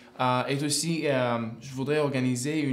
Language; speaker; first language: French; non-native, fluent; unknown